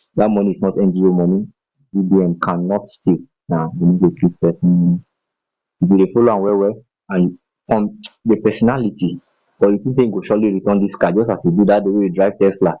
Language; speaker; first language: Nigerian Pidgin; native; Nigerian Pidgin